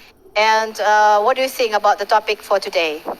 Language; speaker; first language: English; non-native, fluent; Indonesian